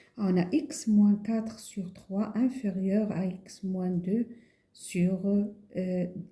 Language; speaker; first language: French; non-native, local second language; Arabic